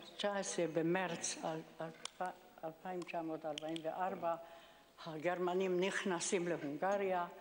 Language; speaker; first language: Hebrew; non-native, fluent; Hungarian